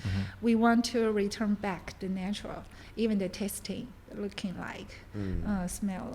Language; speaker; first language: English; non-native, learner; Chinese